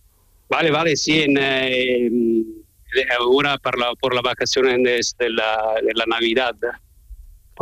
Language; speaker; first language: Spanish; non-native, learner; Italian